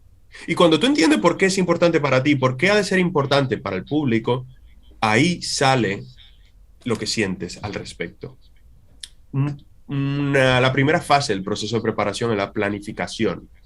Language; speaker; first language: Spanish; native; Spanish